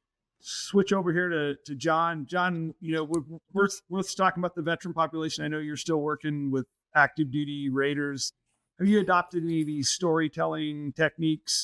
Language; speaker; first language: English; native; English